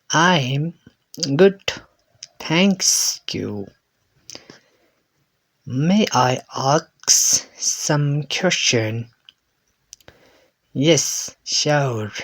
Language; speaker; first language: English; non-native, learner; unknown